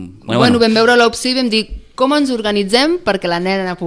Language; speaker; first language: Catalan; native; Catalan